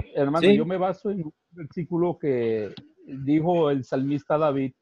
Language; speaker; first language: Spanish; native; Spanish